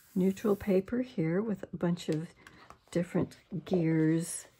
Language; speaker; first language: English; native; English